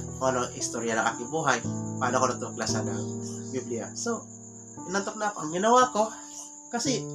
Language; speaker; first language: Filipino; non-native, local second language; Cebuano